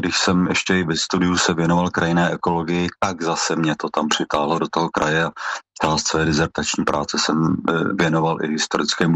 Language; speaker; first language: Czech; native; Czech